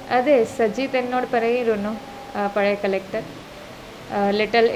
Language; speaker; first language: Malayalam; non-native, local second language; Marathi